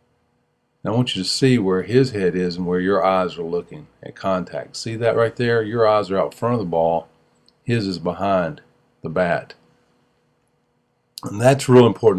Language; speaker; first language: English; native; English